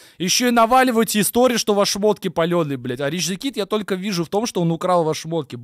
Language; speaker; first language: Russian; native; Russian